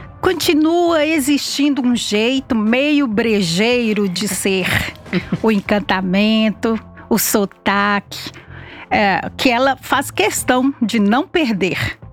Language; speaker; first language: Portuguese; native; Portuguese